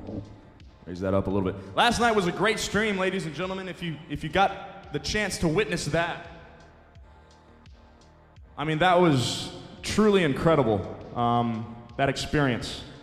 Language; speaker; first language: English; native; English